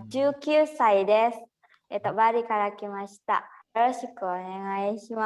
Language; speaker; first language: Japanese; non-native, learner; Indonesian